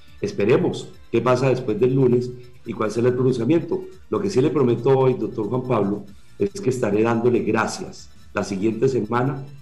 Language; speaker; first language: Spanish; native; Spanish